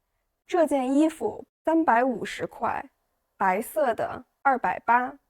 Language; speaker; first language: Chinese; non-native, fluent; French